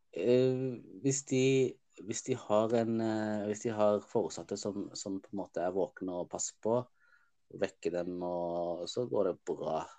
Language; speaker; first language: Norwegian; early bilingual, other home language; Somali